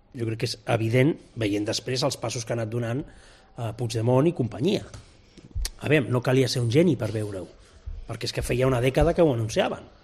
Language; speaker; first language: Catalan; non-native, local second language; Spanish